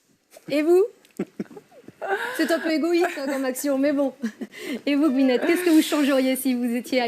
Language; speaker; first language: French; native; French